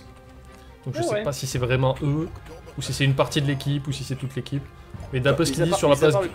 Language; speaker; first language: French; native; French